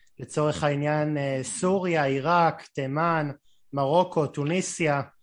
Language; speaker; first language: Hebrew; native; Hebrew